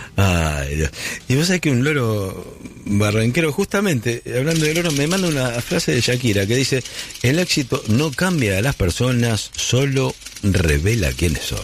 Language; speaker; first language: Spanish; native; Spanish